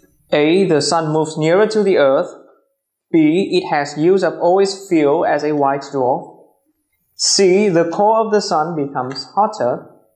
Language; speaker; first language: English; non-native, fluent; Vietnamese